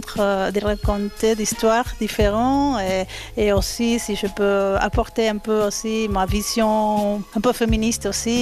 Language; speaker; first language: French; non-native, learner; Spanish